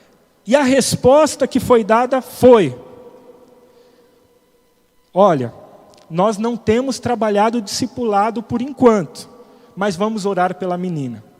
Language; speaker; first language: Portuguese; native; Portuguese